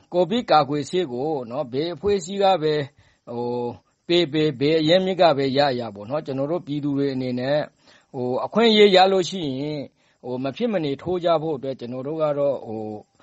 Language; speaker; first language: Burmese; native; Burmese